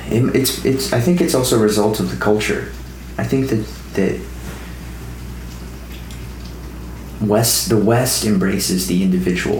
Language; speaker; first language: English; native; English